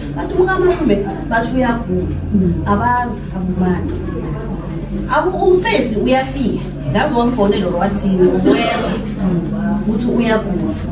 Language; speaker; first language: Zulu; non-native, local second language; South Ndebele